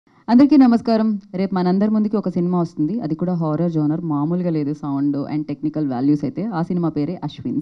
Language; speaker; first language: Telugu; native; Telugu